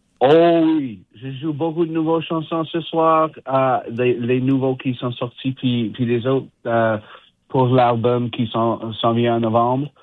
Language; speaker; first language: French; non-native, local second language; English